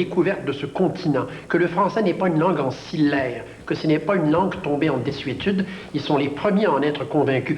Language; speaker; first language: French; native; French